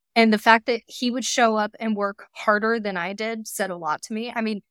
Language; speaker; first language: English; native; English